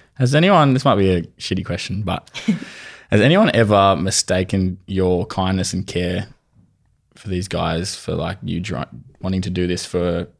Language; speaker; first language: English; native; English